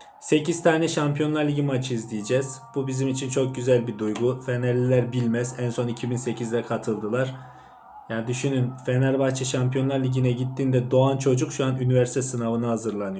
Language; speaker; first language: Turkish; native; Turkish